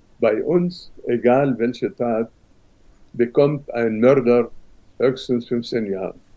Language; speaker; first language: German; non-native, fluent; Arabic